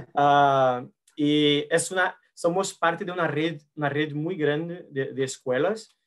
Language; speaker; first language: Spanish; non-native, learner; Portuguese